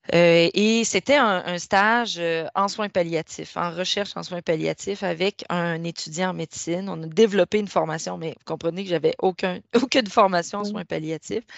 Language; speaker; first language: French; native; French